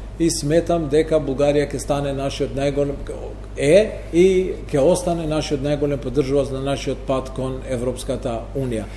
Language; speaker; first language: Macedonian; non-native, local second language; Albanian